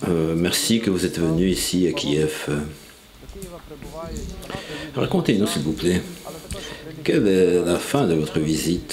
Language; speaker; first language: French; non-native, fluent; Ukrainian